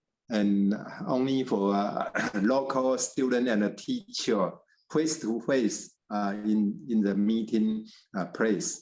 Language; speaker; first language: English; non-native, fluent; Chinese